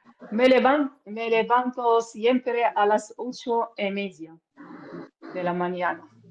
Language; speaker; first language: Spanish; non-native, learner; Arabic